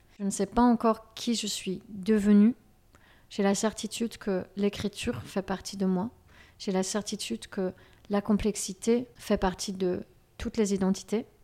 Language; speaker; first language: French; native; French